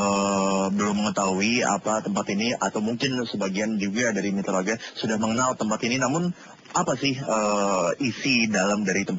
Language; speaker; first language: Indonesian; native; Indonesian